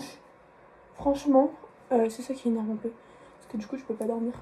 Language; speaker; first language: French; native; French